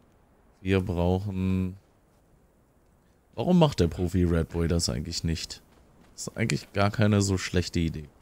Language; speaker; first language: German; native; German